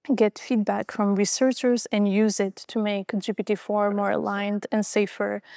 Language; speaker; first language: English; non-native, fluent; Albanian